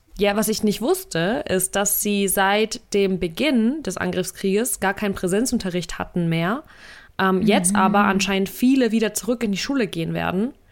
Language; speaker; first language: German; early bilingual, other home language; Russian